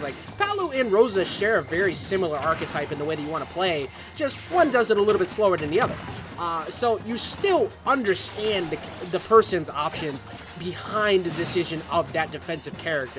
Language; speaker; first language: English; native; English